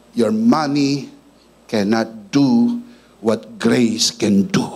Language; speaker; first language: English; non-native, local second language; Filipino